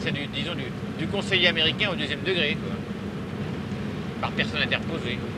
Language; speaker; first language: French; native; French